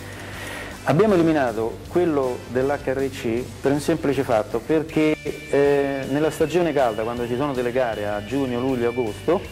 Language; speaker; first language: Italian; native; Italian